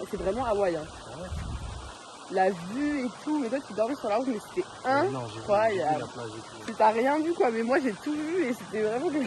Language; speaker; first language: French; native; French